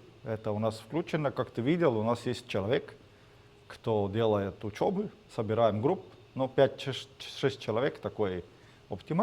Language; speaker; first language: Russian; non-native, fluent; Estonian